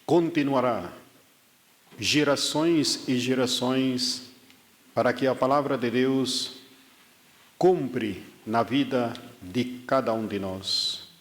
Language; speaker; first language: Portuguese; non-native, fluent; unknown